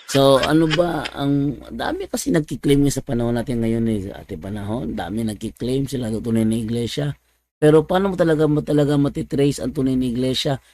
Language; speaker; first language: Filipino; non-native, local second language; Cebuano